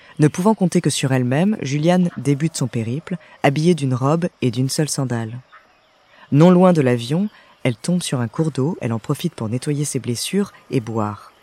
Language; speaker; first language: French; native; French